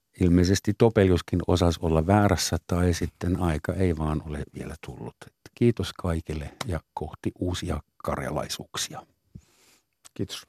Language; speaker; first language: Finnish; non-native, fluent; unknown